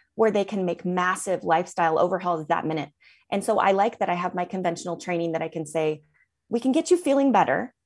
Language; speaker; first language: English; native; English